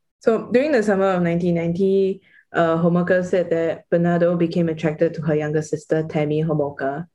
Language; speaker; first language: English; native; English